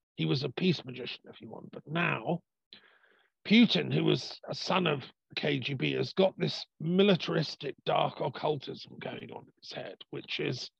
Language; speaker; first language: English; native; English